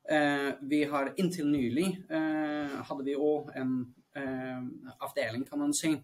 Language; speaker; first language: Norwegian; non-native, fluent; Dutch